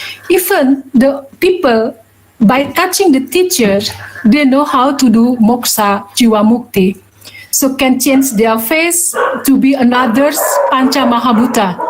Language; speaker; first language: English; non-native, learner; Balinese